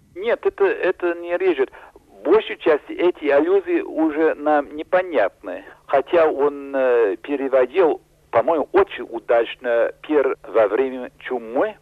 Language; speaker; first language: Russian; non-native, fluent; English